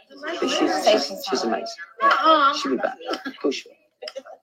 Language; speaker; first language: English; native; English